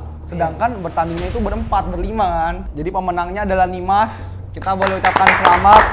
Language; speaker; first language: Indonesian; native; Indonesian